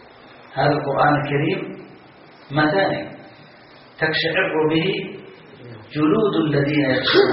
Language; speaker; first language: Arabic; native; Arabic